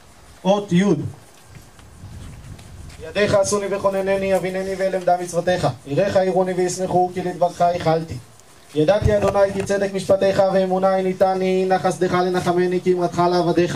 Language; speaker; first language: Hebrew; native; Hebrew